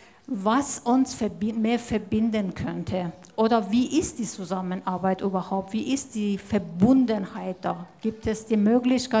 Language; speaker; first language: German; non-native, fluent; Persian